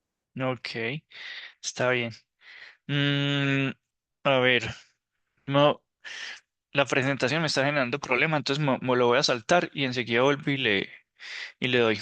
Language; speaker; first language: Spanish; native; Spanish